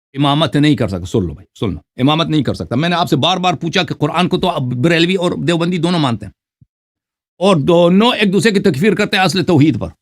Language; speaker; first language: Urdu; non-native, fluent; Persian